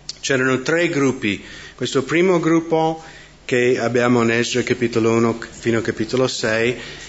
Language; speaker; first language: Italian; non-native, fluent; English